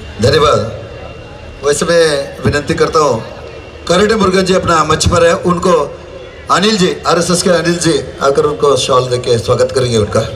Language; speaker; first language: Hindi; non-native, local second language; Malayalam